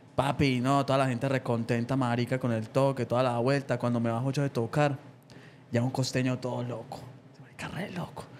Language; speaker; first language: Spanish; native; Spanish